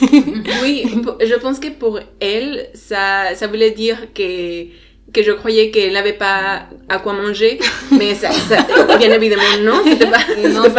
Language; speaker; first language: French; non-native, learner; Spanish